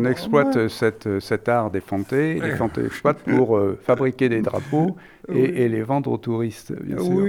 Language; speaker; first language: French; native; French